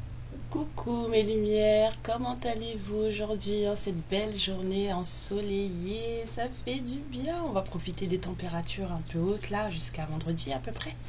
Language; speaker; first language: French; native; French